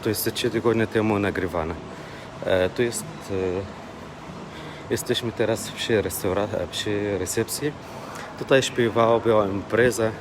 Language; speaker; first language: Polish; non-native, learner; Arabic